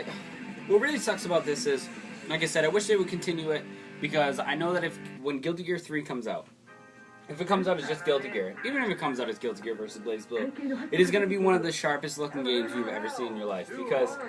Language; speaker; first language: English; native; English